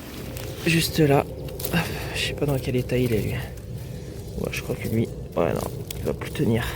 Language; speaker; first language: French; native; French